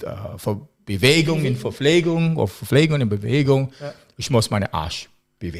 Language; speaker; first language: German; non-native, learner; English